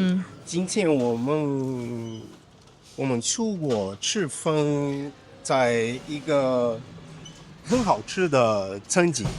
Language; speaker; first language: Chinese; non-native, learner; Portuguese